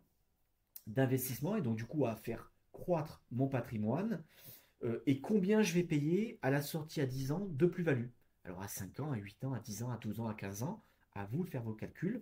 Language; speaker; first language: French; native; French